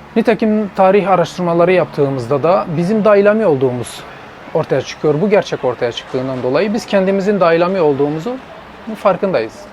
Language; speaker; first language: Turkish; non-native, local second language; Zaza